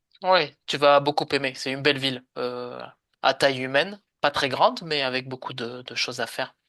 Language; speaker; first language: French; native; French